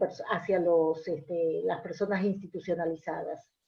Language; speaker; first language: Spanish; native; Spanish